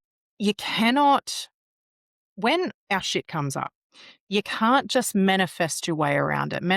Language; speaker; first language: English; native; English